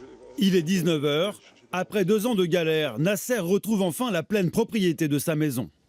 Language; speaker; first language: French; native; French